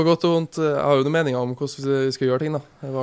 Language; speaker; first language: Norwegian; native; Norwegian